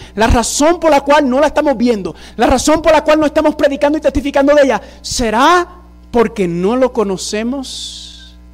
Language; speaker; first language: Spanish; early bilingual, heritage; Spanish